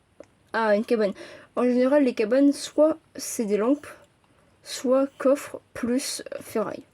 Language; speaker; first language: French; native; French